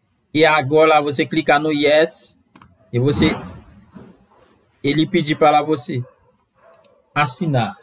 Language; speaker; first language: Portuguese; non-native, fluent; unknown